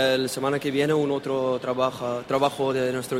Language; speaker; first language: Spanish; non-native, learner; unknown